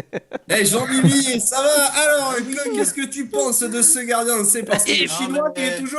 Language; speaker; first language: French; native; French